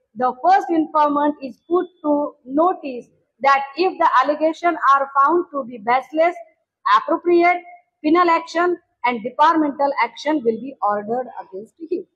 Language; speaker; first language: English; non-native, local second language; Marathi